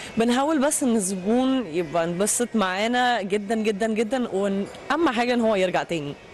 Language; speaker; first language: Arabic; non-native, fluent; Danish